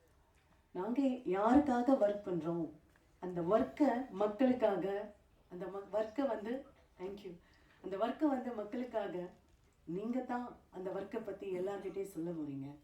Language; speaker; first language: Tamil; non-native, fluent; Malayalam